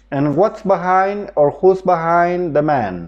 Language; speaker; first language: English; non-native, fluent; Spanish